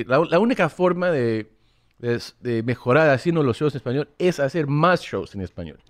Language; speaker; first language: Spanish; early bilingual, other home language; English